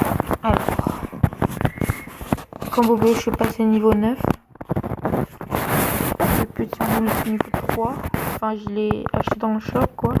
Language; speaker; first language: French; native; French